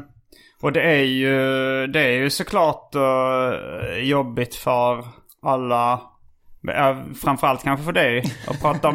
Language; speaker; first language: Swedish; native; Swedish